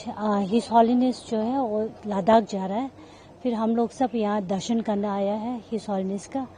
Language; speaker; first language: Hindi; non-native, local second language; Tibetan